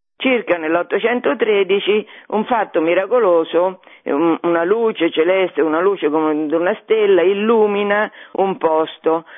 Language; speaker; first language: Italian; native; Italian